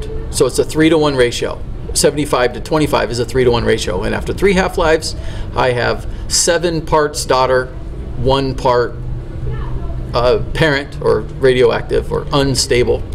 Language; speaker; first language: English; native; English